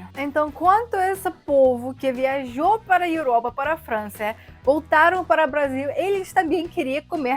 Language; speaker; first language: Portuguese; non-native, fluent; Russian